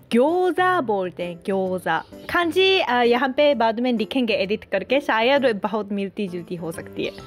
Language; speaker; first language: Hindi; non-native, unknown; Japanese